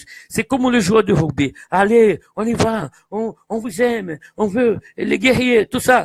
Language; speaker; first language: French; non-native, fluent; Portuguese